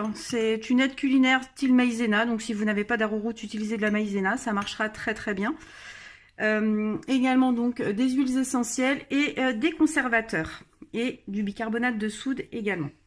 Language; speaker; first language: French; native; French